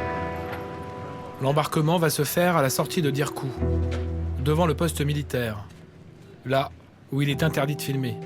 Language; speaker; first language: French; native; French